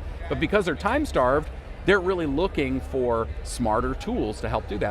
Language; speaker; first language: English; native; English